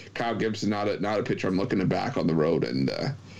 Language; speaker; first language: English; native; English